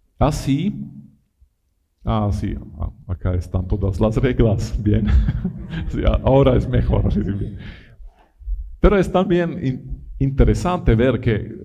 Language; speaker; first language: Spanish; non-native, fluent; Italian